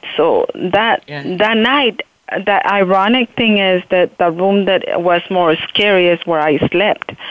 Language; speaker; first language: English; non-native, fluent; Spanish